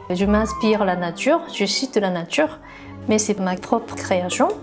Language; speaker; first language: French; non-native, learner; Japanese